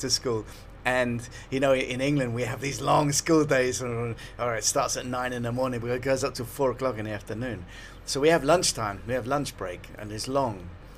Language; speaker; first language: English; native; English